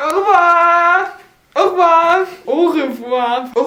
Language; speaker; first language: French; non-native, learner; German